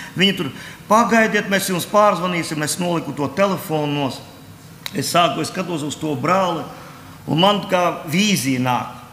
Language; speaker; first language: Latvian; non-native, local second language; Russian